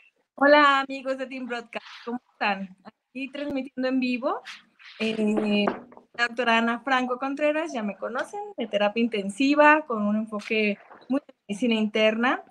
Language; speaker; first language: Spanish; native; Spanish